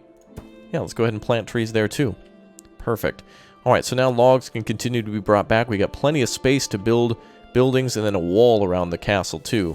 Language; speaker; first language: English; native; English